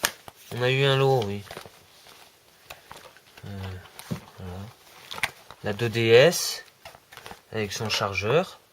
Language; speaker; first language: French; native; French